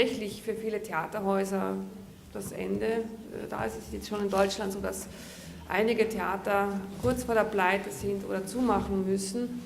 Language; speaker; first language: German; native; German